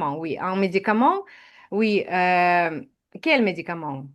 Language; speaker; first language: French; non-native, fluent; Ukrainian